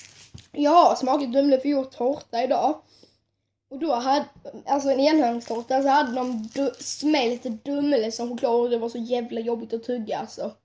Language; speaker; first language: Swedish; native; Swedish